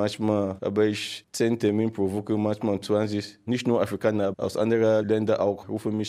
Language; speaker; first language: German; non-native, fluent; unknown